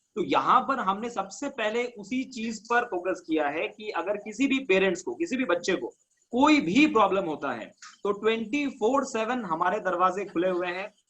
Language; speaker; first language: Hindi; native; Hindi